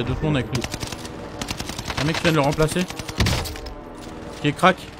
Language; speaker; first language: French; native; French